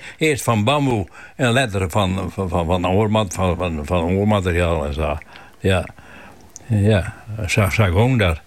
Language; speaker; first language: Dutch; non-native, local second language; Western Frisian